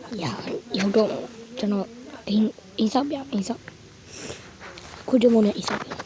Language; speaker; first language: Burmese; native; Burmese